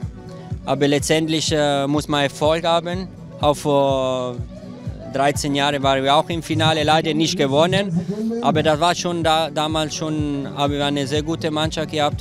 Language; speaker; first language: German; non-native, local second language; Italian